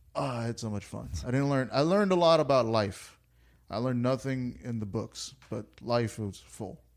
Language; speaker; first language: English; native; English